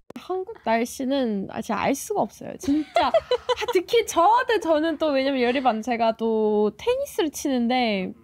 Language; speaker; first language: Korean; non-native, fluent; Ukrainian